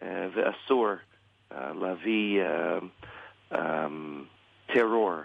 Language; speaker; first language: Hebrew; non-native, learner; English